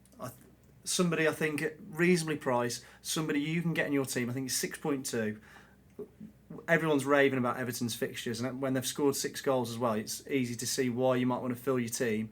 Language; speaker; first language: English; native; English